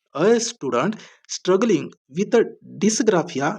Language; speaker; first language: Hindi; non-native, local second language; Marathi